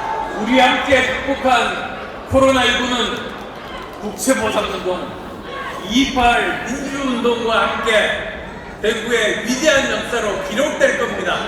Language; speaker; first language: Korean; native; Korean